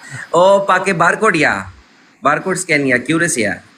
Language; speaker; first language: Indonesian; non-native, learner; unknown